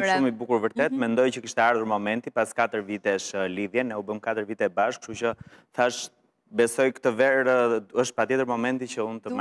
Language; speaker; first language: Albanian; native; Albanian